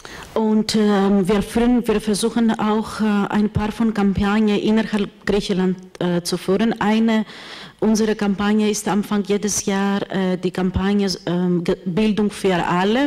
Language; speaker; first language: German; non-native, fluent; Greek